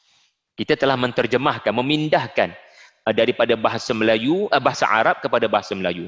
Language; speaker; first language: Malay; native; Malay